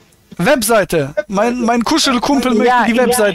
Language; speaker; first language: German; native; German